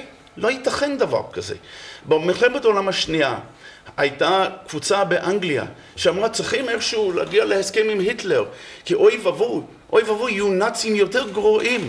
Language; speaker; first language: Hebrew; non-native, fluent; English